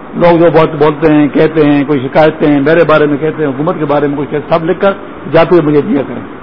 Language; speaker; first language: Urdu; non-native, local second language; Pashto